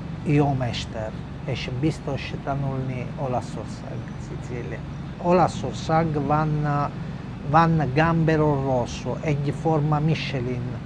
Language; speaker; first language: Hungarian; non-native, learner; Italian